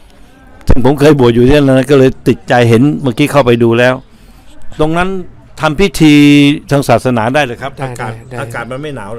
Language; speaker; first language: Thai; native; Thai